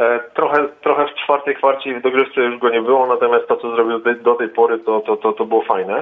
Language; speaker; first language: Polish; native; Polish